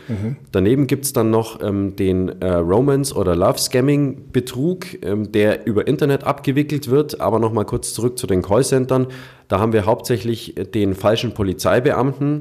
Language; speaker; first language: German; native; German